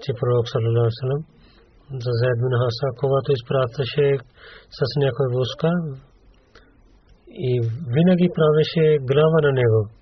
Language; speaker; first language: Bulgarian; non-native, learner; Urdu